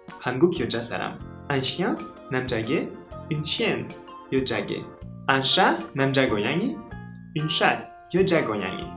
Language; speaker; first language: Korean; non-native, learner; French